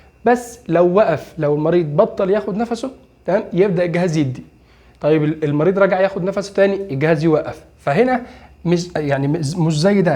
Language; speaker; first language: Arabic; native; Arabic